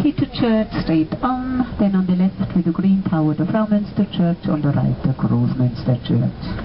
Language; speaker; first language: English; non-native, fluent; German